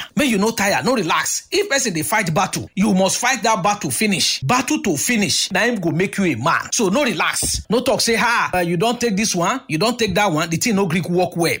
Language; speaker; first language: Nigerian Pidgin; native; Nigerian Pidgin